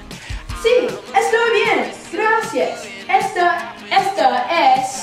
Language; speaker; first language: Spanish; non-native, learner; English